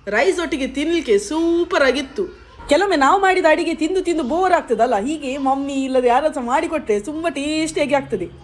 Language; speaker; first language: Kannada; non-native, local second language; Tulu